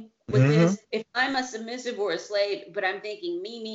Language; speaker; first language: English; native; English